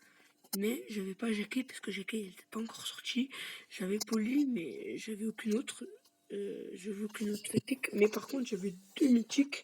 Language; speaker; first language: French; native; French